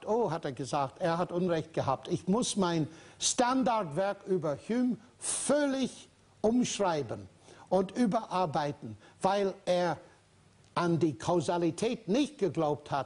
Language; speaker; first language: German; non-native, fluent; English